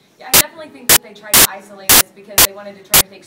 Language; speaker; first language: English; native; English